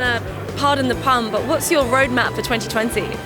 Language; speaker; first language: English; native; English